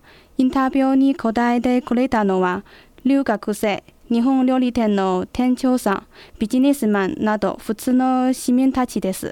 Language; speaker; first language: Japanese; non-native, fluent; Chinese